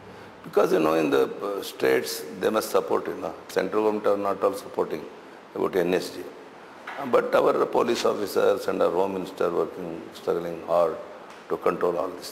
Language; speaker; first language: English; non-native, local second language; Kannada